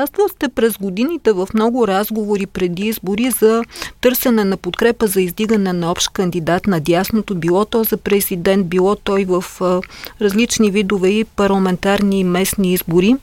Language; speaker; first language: Bulgarian; native; Bulgarian